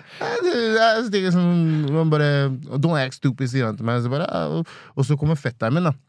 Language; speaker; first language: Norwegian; non-native, fluent; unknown